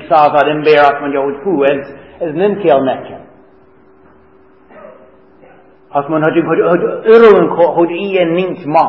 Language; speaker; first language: Hungarian; non-native, fluent; English